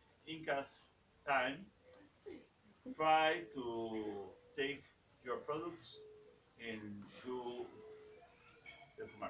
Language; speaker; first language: English; non-native, learner; Spanish